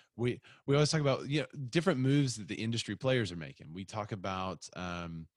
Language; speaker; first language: English; native; English